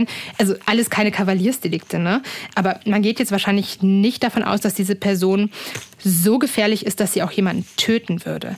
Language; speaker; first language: German; native; German